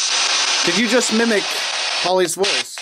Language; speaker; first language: English; native; English